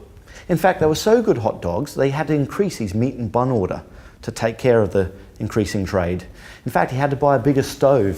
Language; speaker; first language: English; native; English